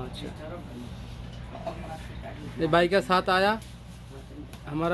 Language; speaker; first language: Hindi; non-native, fluent; Bangla